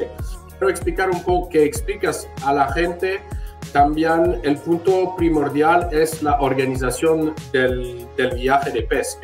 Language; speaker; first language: Spanish; non-native, fluent; French